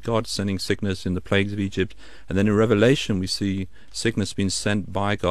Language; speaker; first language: English; native; English